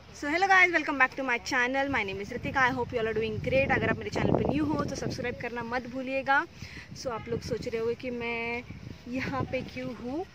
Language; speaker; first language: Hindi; non-native, local second language; Marathi